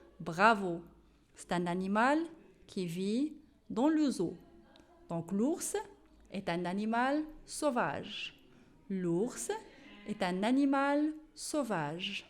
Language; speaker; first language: French; non-native, local second language; Arabic